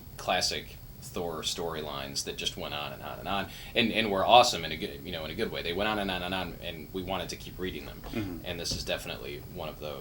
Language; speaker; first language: English; native; English